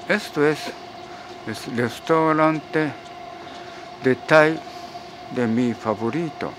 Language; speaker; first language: Spanish; non-native, learner; Japanese